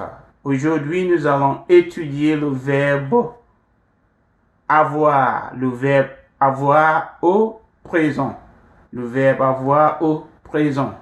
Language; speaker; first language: French; non-native, fluent; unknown